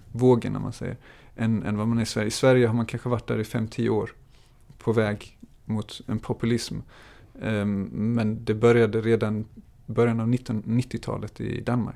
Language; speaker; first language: Swedish; native; Swedish